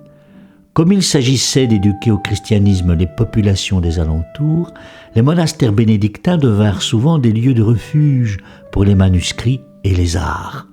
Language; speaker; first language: French; native; French